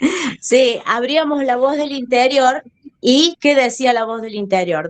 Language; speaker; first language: Spanish; native; Spanish